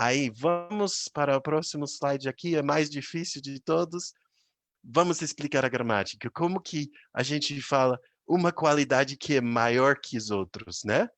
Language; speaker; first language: Portuguese; non-native, fluent; English